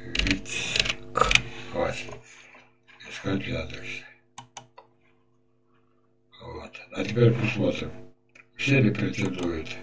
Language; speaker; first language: Russian; native; Russian